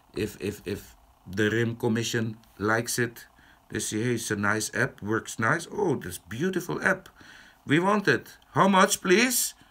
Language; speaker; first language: English; non-native, fluent; Dutch